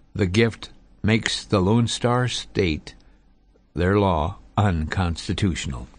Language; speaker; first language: English; native; English